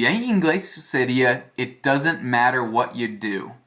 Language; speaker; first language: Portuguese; non-native, fluent; English